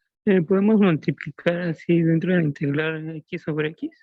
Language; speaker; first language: Spanish; native; Spanish